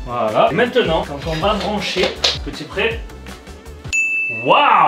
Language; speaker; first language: French; native; French